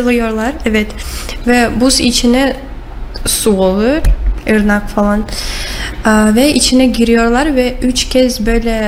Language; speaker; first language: Turkish; non-native, learner; Russian